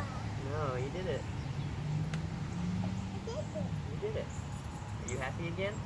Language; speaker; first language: English; native; English